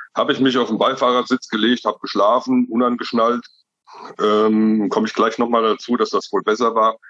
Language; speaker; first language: German; native; German